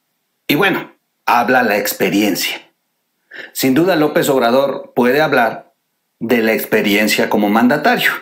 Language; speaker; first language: Spanish; native; Spanish